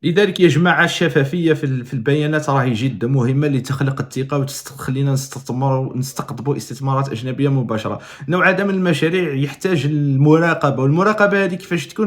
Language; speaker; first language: Arabic; native; Arabic